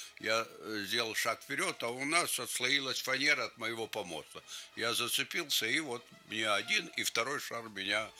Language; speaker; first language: Russian; non-native, local second language; Lithuanian